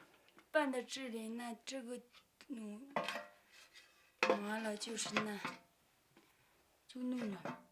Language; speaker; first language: Chinese; non-native, local second language; Tibetan